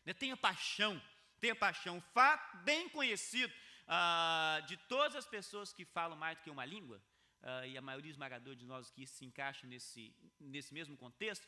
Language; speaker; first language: Portuguese; native; Portuguese